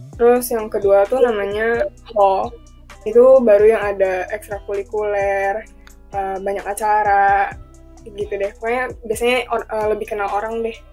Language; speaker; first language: Indonesian; native; Indonesian